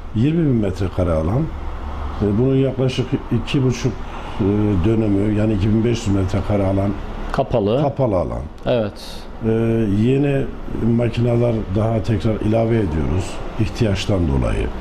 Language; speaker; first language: Turkish; native; Turkish